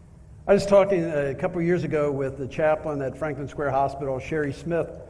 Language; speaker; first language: English; native; English